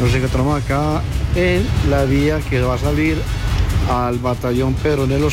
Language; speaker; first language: Spanish; native; Spanish